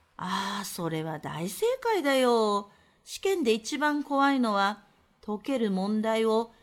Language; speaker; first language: Japanese; native; Japanese